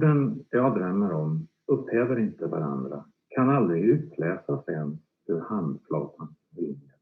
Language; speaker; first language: Swedish; native; Swedish